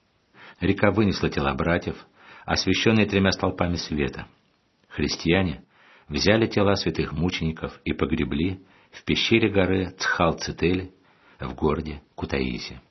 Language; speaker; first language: Russian; native; Russian